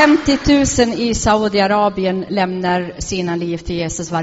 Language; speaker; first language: Swedish; non-native, fluent; Arabic